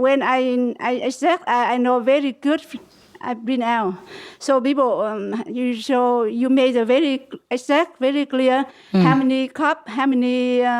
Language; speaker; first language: English; non-native, learner; Vietnamese